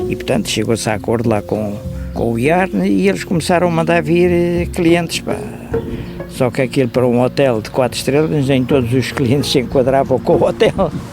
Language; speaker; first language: Portuguese; native; Portuguese